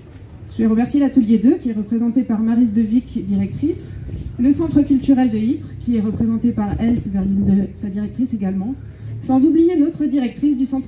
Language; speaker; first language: French; native; French